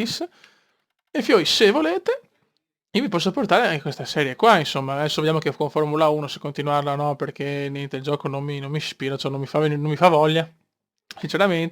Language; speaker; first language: Italian; native; Italian